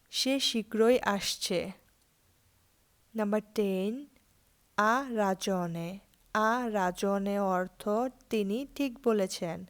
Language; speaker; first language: Bangla; native; Bangla